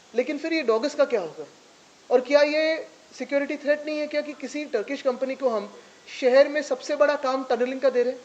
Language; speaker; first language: Hindi; non-native, local second language; Marathi